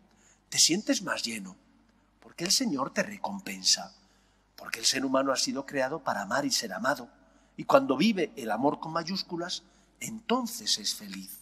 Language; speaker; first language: Spanish; native; Spanish